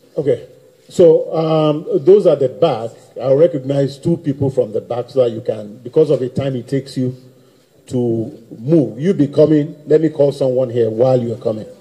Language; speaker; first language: English; native; English